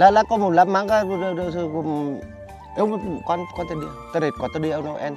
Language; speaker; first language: Portuguese; non-native, learner; Vietnamese